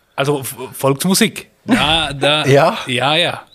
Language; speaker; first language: German; non-native, fluent; Spanish